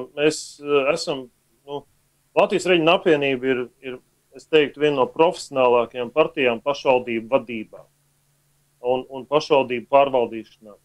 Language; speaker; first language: Latvian; native; Latvian